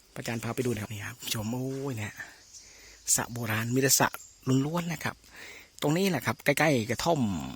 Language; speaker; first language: Thai; native; Thai